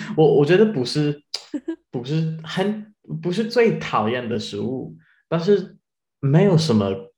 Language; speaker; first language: Chinese; non-native, learner; English